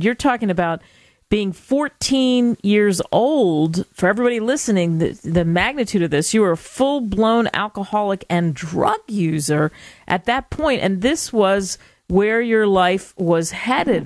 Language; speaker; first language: English; native; English